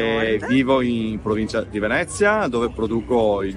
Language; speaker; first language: Italian; native; Italian